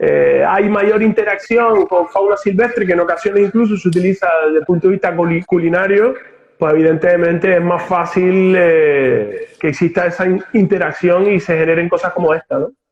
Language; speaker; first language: Spanish; native; Spanish